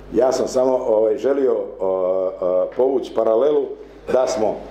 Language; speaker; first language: Croatian; native; Croatian